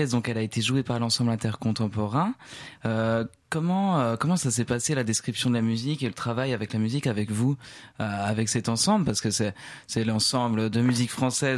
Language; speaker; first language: French; native; French